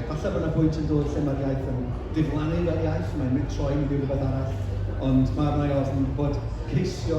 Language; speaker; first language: Welsh; native; Welsh